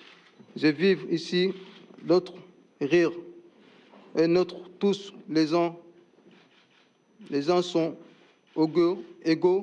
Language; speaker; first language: French; non-native, learner; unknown